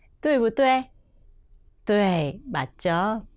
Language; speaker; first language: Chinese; non-native, fluent; Korean